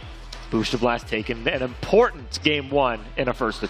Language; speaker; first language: English; native; English